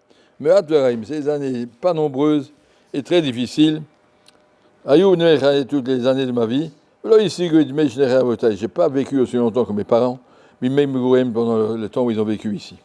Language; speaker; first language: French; native; French